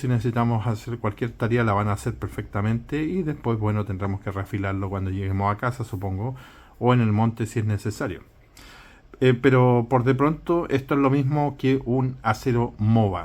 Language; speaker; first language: Spanish; native; Spanish